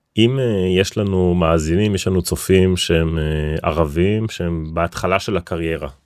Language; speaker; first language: Hebrew; native; Hebrew